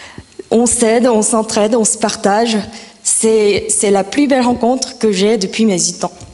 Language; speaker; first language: French; non-native, fluent; Korean